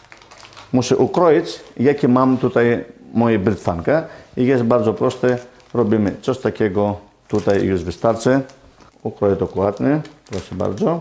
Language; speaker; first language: Polish; non-native, fluent; Greek